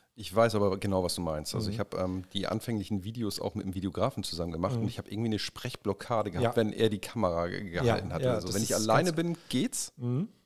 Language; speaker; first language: German; native; German